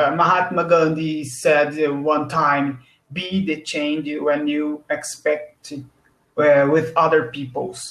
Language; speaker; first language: English; non-native, learner; Portuguese